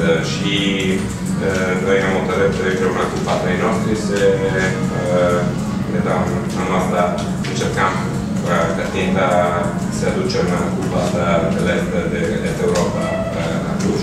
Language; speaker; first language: Romanian; non-native, fluent; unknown